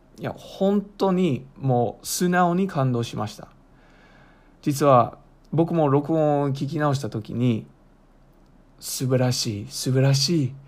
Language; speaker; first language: Japanese; non-native, fluent; English